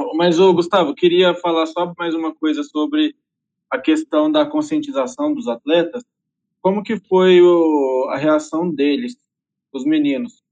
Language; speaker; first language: Portuguese; native; Portuguese